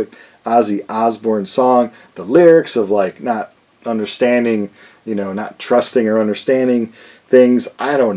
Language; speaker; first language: English; native; English